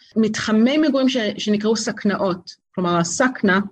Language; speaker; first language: Hebrew; native; Hebrew